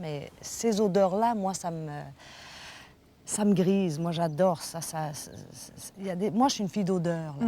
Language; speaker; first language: French; native; French